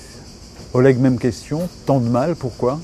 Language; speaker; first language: French; native; French